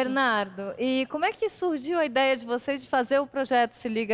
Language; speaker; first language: Portuguese; native; Portuguese